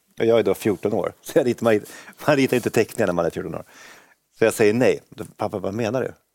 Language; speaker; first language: Swedish; native; Swedish